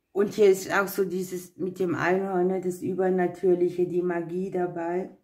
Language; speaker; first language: German; native; German